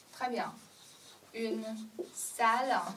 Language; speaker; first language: French; non-native, fluent; Chinese